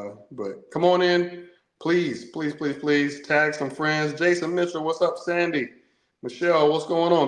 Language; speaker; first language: English; native; English